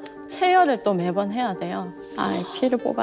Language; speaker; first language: Korean; native; Korean